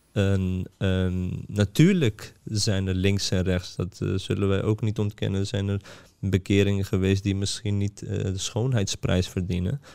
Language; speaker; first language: Dutch; early bilingual, other home language; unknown